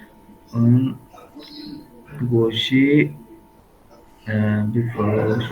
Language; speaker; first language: Persian; non-native, learner; Urdu